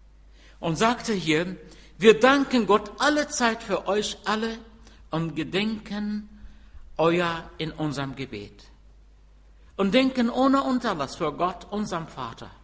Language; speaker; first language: German; non-native, fluent; Arabic